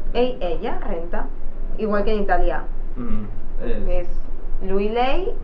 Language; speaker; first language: Catalan; native; Catalan